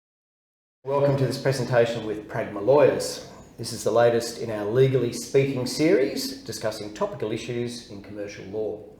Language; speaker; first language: English; native; English